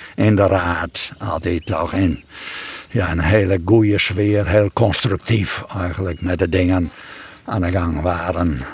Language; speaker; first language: Dutch; non-native, local second language; Western Frisian